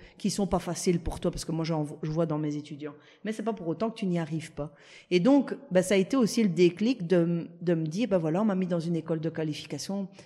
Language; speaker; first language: French; early bilingual, other home language; Italian